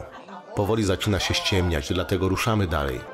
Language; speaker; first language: Polish; native; Polish